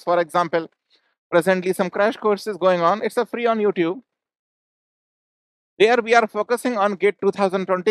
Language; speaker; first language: English; non-native, local second language; Hindi